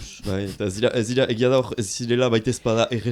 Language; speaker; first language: Basque; native; Basque